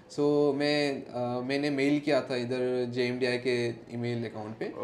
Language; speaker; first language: Hindi; non-native, local second language; Assamese